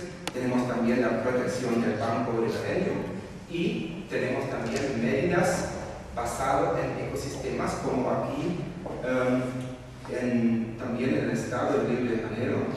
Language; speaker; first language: Spanish; non-native, fluent; German